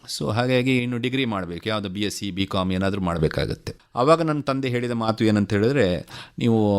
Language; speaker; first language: Kannada; native; Kannada